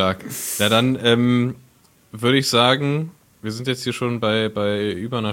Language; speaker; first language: German; native; German